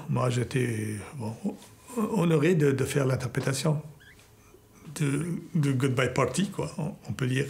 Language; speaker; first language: French; non-native, fluent; Persian